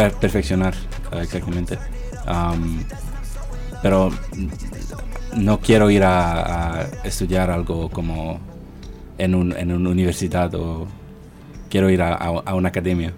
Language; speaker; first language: Spanish; early bilingual, heritage; Spanish